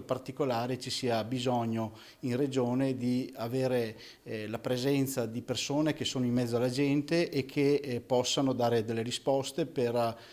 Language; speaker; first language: Italian; native; Italian